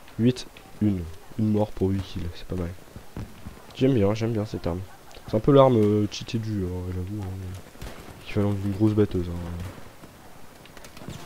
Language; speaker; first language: French; native; French